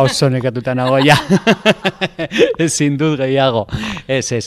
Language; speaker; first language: Basque; non-native, local second language; Spanish